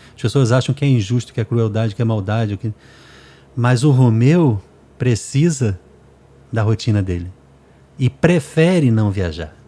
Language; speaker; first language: Portuguese; native; Portuguese